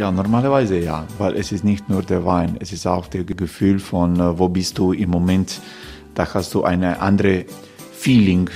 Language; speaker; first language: German; non-native, fluent; Croatian